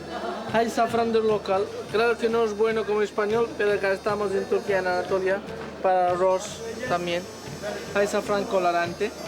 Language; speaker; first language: Spanish; non-native, learner; Turkish